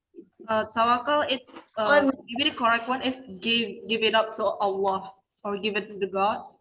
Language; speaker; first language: English; non-native, learner; Indonesian